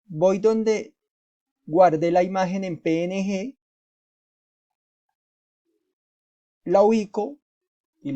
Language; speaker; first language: Spanish; native; Spanish